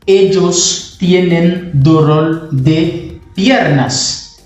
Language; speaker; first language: Spanish; non-native, learner; Haitian Creole